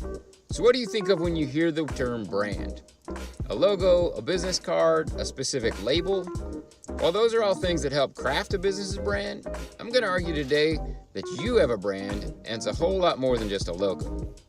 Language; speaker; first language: English; native; English